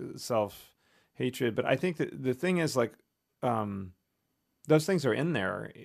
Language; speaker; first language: English; native; English